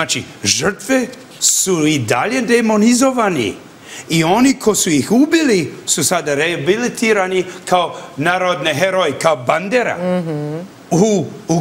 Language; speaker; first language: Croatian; early bilingual, heritage; English